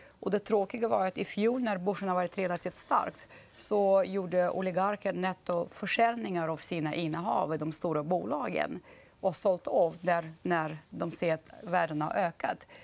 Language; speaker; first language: Swedish; non-native, fluent; Russian